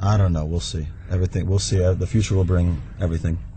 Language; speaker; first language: English; early bilingual, other home language; Russian